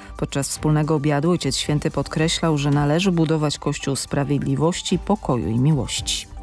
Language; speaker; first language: Polish; native; Polish